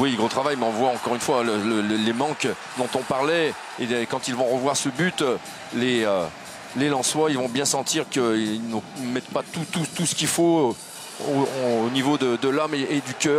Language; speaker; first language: French; native; French